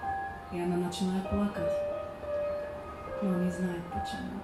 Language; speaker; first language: Russian; non-native, learner; German